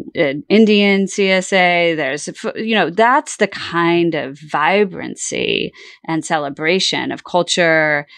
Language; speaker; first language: English; native; English